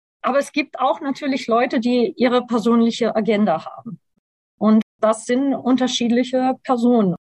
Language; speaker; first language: German; non-native, fluent; Portuguese